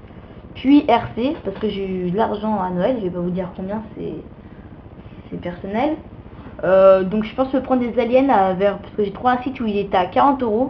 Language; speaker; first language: French; native; French